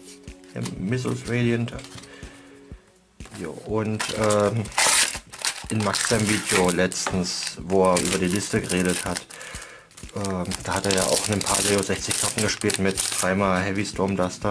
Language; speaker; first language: German; native; German